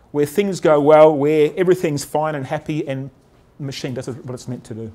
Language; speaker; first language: English; native; English